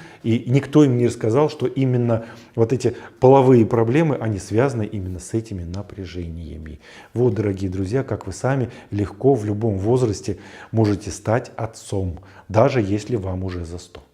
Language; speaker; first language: Russian; native; Russian